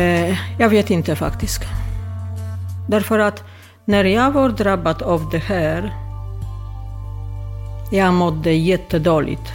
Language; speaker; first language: Swedish; non-native, fluent; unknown